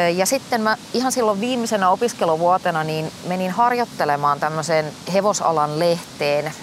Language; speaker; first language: Finnish; native; Finnish